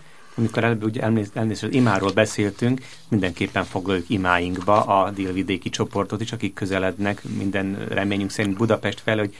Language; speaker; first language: Hungarian; native; Hungarian